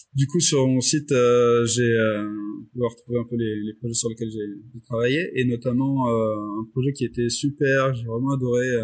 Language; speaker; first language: French; native; French